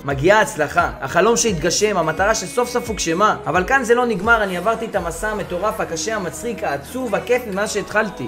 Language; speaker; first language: Hebrew; native; Hebrew